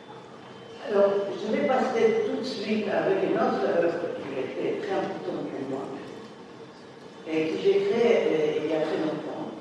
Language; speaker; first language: French; non-native, fluent; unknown